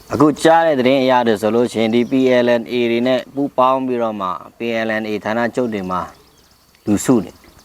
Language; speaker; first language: Burmese; non-native, local second language; Pa'o Karen